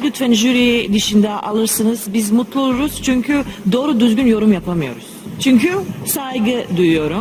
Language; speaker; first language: Turkish; non-native, learner; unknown